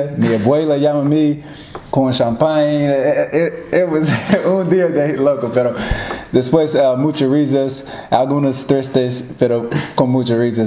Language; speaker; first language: Spanish; non-native, learner; English